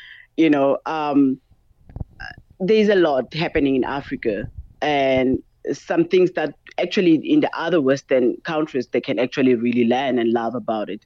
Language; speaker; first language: English; non-native, local second language; Tsonga